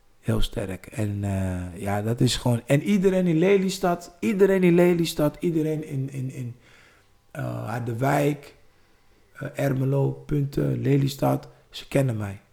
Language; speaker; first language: Dutch; non-native, fluent; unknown